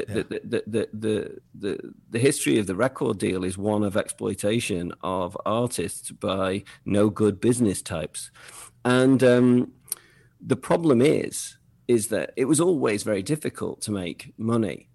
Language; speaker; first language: English; native; English